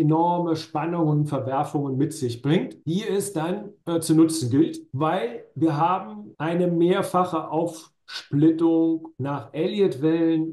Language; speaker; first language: German; native; German